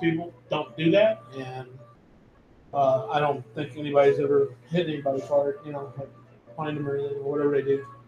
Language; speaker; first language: English; native; English